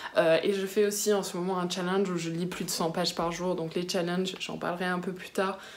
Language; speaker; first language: French; early bilingual, other home language; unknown